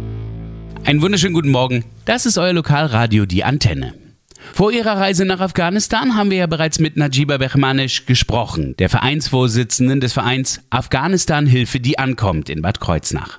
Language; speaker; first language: German; native; German